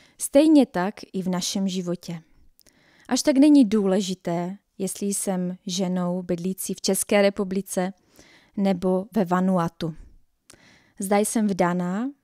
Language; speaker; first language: Czech; native; Czech